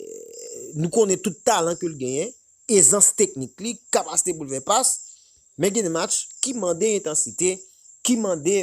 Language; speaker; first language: French; non-native, local second language; Haitian Creole